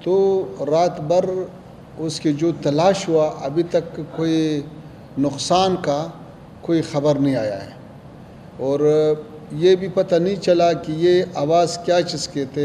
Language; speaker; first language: Hindi; non-native, fluent; Pashto